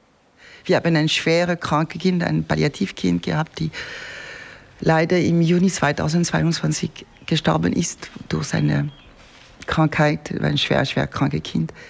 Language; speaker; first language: German; non-native, fluent; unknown